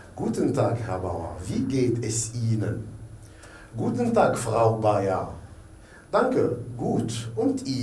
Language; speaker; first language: German; non-native, fluent; Arabic